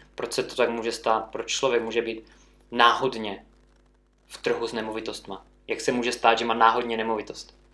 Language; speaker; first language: Czech; native; Czech